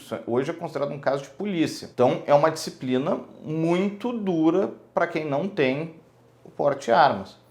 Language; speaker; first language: Portuguese; native; Portuguese